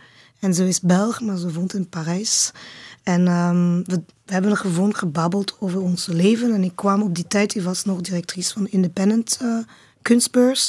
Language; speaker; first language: Dutch; non-native, learner; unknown